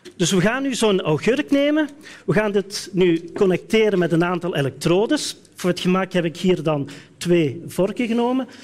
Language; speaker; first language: Dutch; native; Dutch